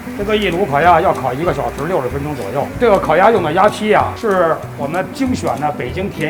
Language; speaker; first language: Chinese; native; Chinese